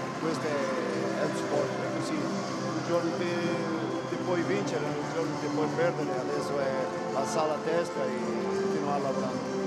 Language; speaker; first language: Italian; non-native, fluent; Portuguese